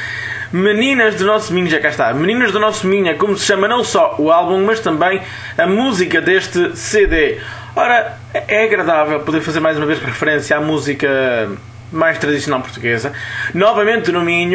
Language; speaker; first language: Portuguese; native; Portuguese